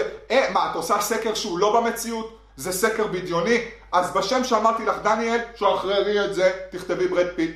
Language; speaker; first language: Hebrew; native; Hebrew